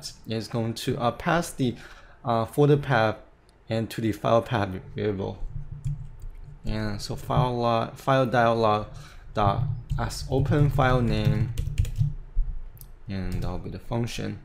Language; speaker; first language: English; non-native, fluent; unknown